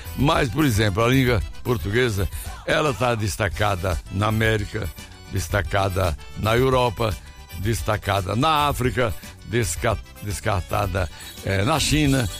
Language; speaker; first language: Portuguese; native; Portuguese